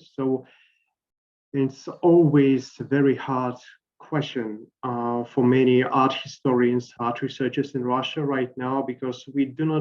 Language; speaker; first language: English; non-native, fluent; Russian